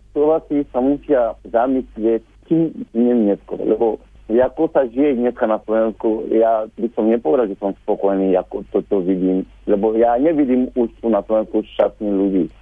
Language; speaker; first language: Slovak; non-native, fluent; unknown